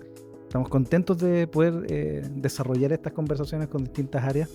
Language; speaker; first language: Spanish; native; Spanish